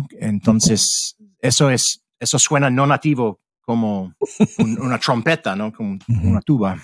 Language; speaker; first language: Spanish; early bilingual, heritage; English